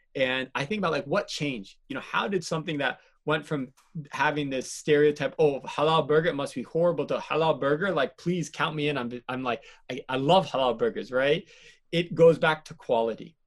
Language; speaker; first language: English; native; English